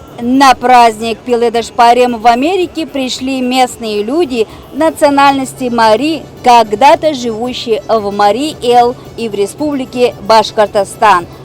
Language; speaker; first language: Russian; non-native, local second language; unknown